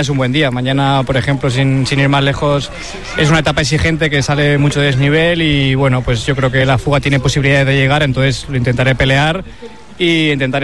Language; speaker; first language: Spanish; native; Spanish